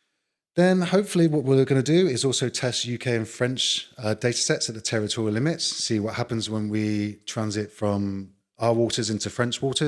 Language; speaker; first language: English; native; English